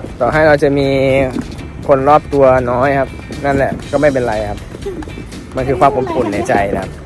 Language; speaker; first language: Thai; native; Thai